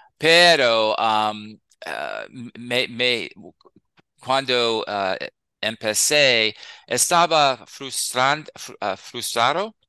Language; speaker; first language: Spanish; non-native, fluent; English